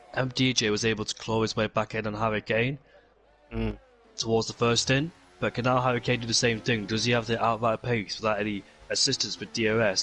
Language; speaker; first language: English; native; English